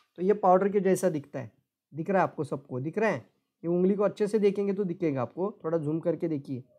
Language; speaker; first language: Hindi; non-native, local second language; Marathi